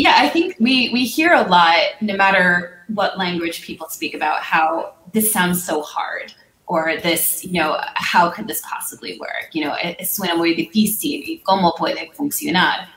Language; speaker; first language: English; native; English